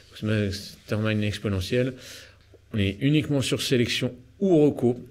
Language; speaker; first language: French; native; French